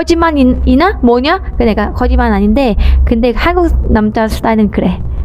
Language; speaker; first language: Korean; non-native, learner; Thai